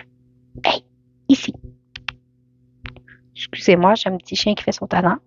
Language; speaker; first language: French; native; French